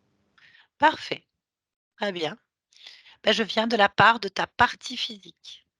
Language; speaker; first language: French; native; French